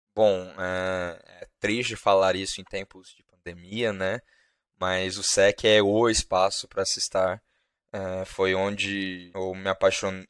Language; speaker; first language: Portuguese; native; Portuguese